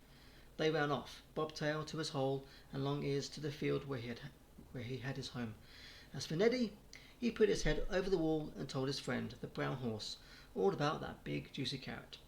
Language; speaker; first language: English; native; English